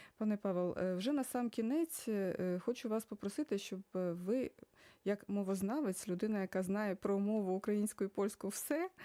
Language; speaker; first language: Ukrainian; native; Ukrainian